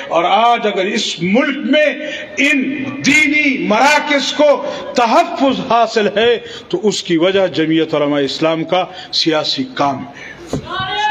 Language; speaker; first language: Urdu; non-native, local second language; Pashto